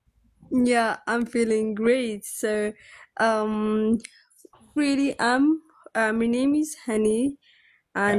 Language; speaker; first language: English; non-native, learner; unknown